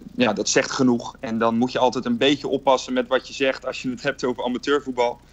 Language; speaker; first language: Dutch; native; Dutch